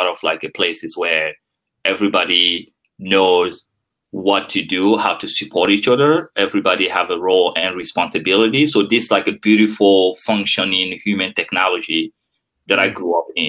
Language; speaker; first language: English; non-native, fluent; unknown